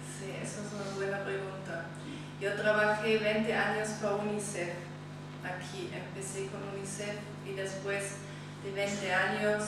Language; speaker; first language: Spanish; non-native, fluent; German